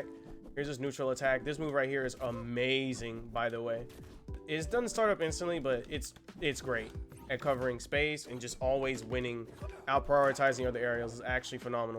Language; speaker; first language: English; native; English